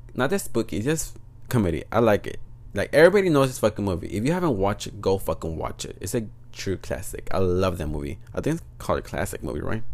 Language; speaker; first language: English; early bilingual, other home language; Spanish